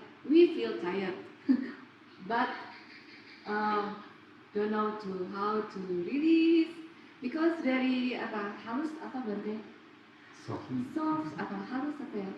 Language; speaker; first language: English; non-native, learner; Indonesian